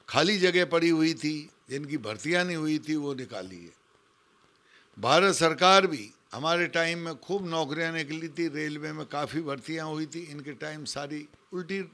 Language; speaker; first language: Hindi; native; Hindi